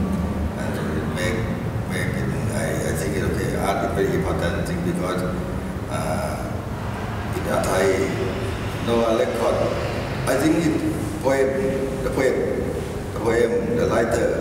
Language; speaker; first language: English; non-native, learner; Thai